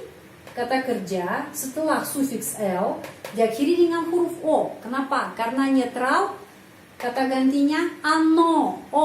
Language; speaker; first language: Indonesian; non-native, fluent; Russian